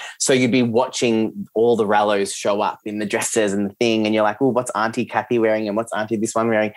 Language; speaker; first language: English; early bilingual, other home language; Serbian